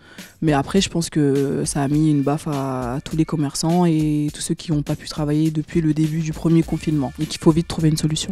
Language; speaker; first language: French; native; French